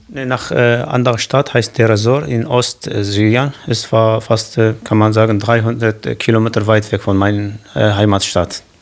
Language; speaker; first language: German; non-native, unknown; Kurdish